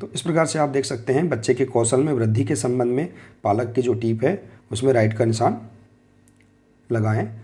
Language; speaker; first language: Hindi; native; Hindi